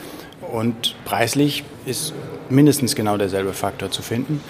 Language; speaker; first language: German; native; German